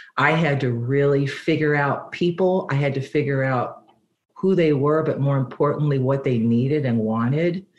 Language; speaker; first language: English; native; English